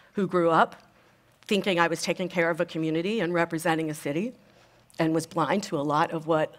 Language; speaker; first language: English; native; English